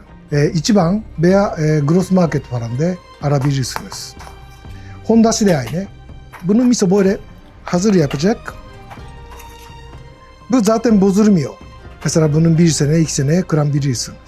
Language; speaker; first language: Turkish; non-native, learner; Japanese